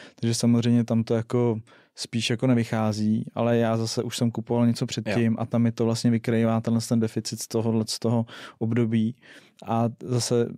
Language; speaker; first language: Czech; non-native, local second language; Russian